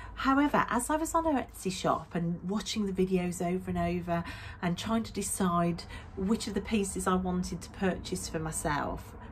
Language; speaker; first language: English; native; English